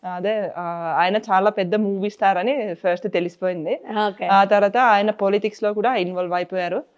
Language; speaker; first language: Telugu; non-native, fluent; Finnish